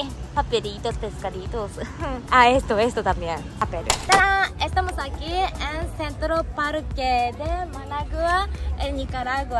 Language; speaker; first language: Spanish; non-native, learner; Japanese